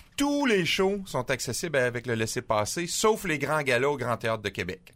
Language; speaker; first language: French; native; French